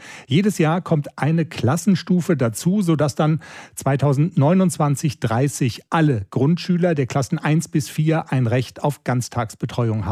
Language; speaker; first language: German; native; German